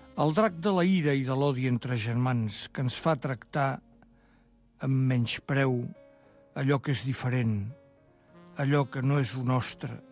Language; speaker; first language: Catalan; native; Catalan